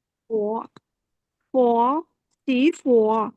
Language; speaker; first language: Chinese; non-native, learner; Khmer